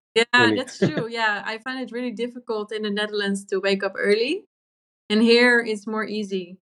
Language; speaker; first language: English; non-native, fluent; Dutch